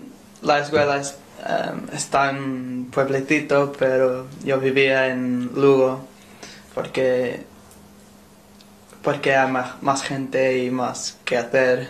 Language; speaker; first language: Spanish; non-native, learner; English